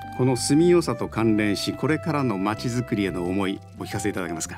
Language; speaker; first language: Japanese; native; Japanese